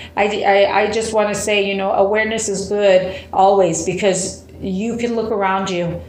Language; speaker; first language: English; early bilingual, other home language; Spanish